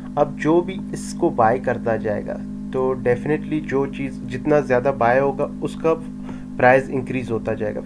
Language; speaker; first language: Urdu; non-native, local second language; Baluchi